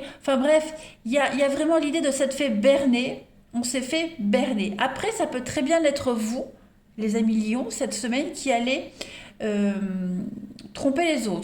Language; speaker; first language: French; native; French